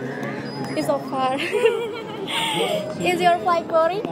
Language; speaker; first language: English; non-native, learner; Indonesian